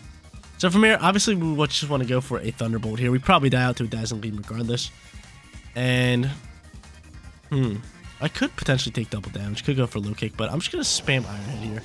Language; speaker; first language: English; native; English